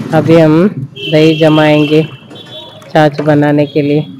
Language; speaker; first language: Hindi; non-native, local second language; Kannada